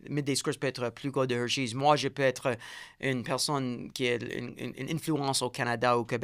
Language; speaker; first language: French; non-native, learner; English